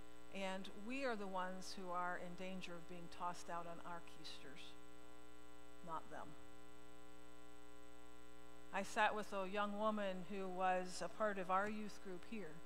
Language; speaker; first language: English; native; English